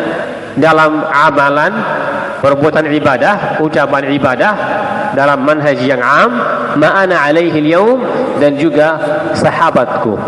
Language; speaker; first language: Indonesian; non-native, fluent; Arabic